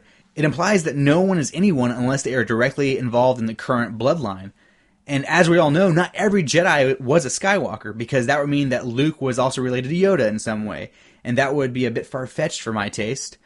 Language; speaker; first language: English; native; English